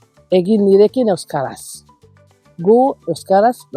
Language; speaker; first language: Basque; non-native, fluent; Arabic